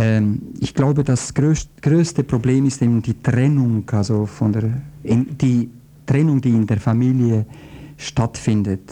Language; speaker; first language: German; non-native, fluent; Croatian